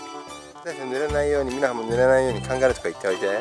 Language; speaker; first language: Japanese; native; Japanese